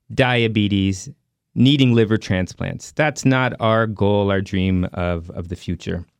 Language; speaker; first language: English; early bilingual, other home language; Hindi